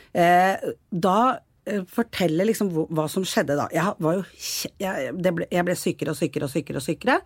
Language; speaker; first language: Norwegian; native; Norwegian